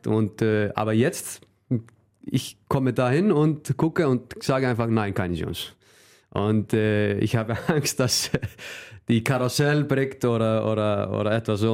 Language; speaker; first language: German; non-native, fluent; Icelandic